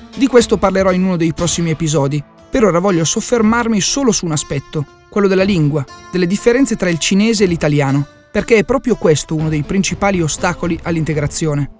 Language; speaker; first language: Italian; native; Italian